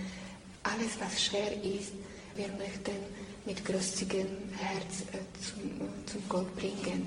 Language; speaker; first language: German; non-native, learner; Slovak